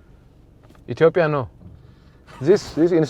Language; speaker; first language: English; non-native, fluent; Amharic